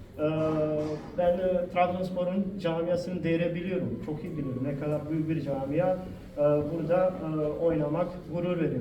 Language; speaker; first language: Turkish; non-native, fluent; Bosnian